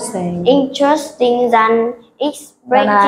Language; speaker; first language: English; non-native, learner; Vietnamese